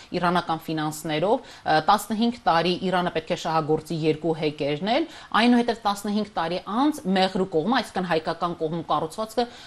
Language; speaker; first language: Armenian; native; Armenian